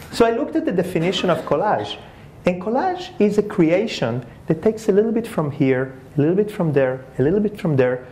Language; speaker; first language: English; early bilingual, other home language; Spanish